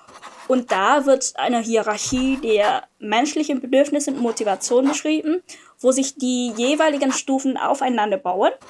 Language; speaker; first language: German; non-native, fluent; Vietnamese